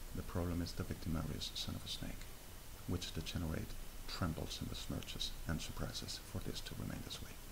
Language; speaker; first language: English; non-native, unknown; Spanish